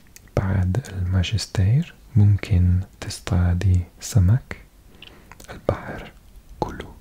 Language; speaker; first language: Arabic; non-native, learner; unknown